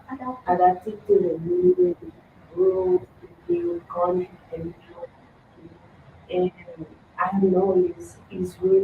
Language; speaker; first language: English; non-native, learner; Spanish